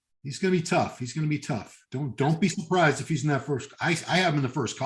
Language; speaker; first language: English; native; English